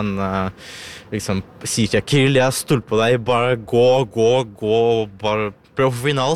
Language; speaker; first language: Norwegian; non-native, learner; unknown